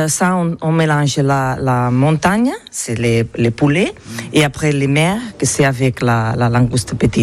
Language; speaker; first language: French; non-native, learner; Catalan